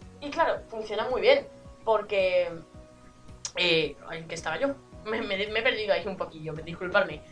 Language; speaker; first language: Spanish; native; Spanish